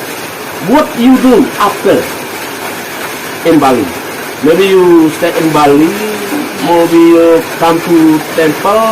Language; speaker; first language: English; non-native, learner; Indonesian